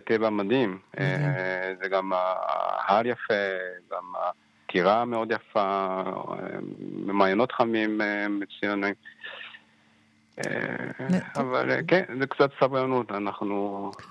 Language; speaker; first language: Hebrew; non-native, fluent; Japanese